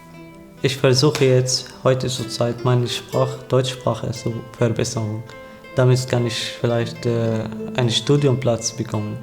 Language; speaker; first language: German; non-native, learner; Arabic